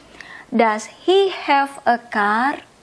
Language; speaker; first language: English; non-native, fluent; Indonesian